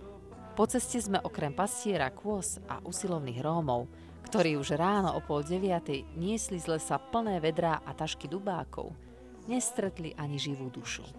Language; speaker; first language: Slovak; native; Slovak